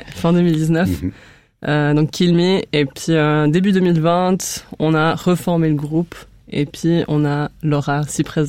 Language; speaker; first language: French; native; French